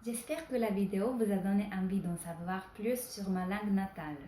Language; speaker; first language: French; non-native, fluent; Japanese